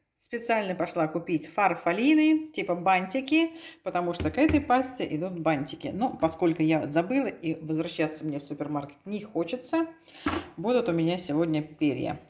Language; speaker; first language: Russian; native; Russian